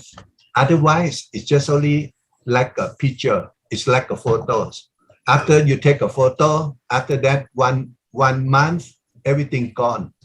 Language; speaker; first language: English; non-native, learner; Thai